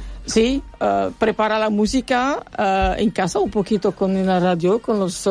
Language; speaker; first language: Spanish; non-native, learner; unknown